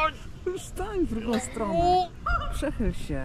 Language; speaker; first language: Polish; native; Polish